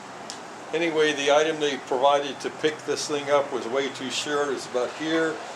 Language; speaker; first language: English; native; English